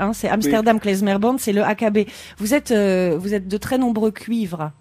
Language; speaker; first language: French; native; French